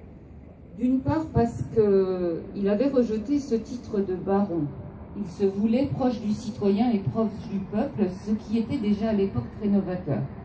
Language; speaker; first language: French; native; French